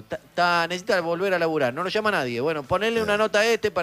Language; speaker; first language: Spanish; native; Spanish